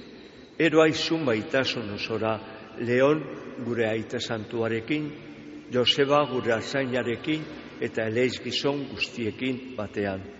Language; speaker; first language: Basque; native; Basque